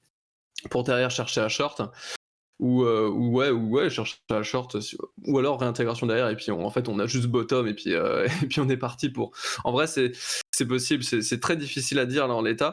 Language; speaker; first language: French; native; French